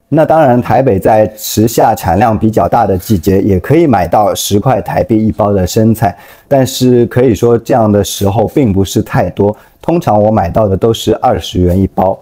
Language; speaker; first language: Chinese; native; Chinese